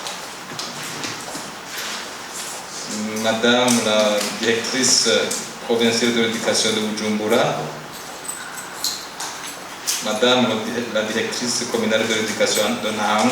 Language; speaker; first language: French; non-native, local second language; Rundi